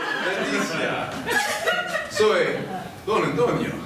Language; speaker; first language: Spanish; non-native, learner; English